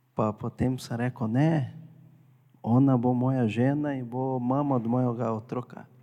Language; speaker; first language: Slovenian; non-native, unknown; Portuguese